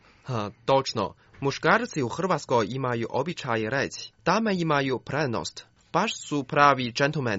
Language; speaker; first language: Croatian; non-native, fluent; Chinese